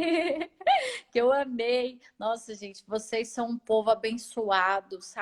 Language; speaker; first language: Portuguese; native; Portuguese